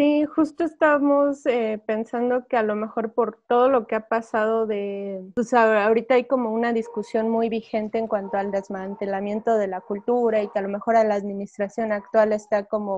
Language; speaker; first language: Spanish; native; Spanish